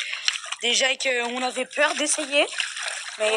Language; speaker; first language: French; native; French